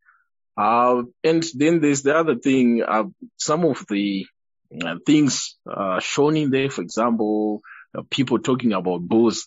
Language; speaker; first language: English; non-native, local second language; Shona